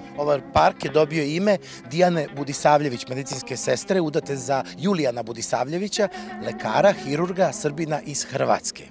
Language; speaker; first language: Bosnian; native; Bosnian